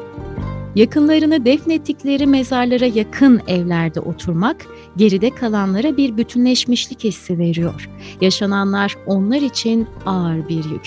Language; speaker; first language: Turkish; native; Turkish